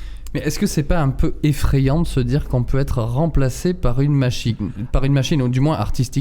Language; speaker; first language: French; native; French